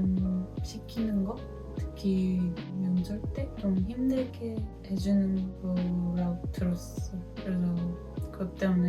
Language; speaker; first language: Korean; non-native, fluent; Dutch